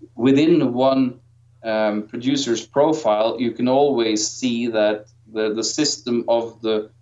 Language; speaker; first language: English; non-native, fluent; Norwegian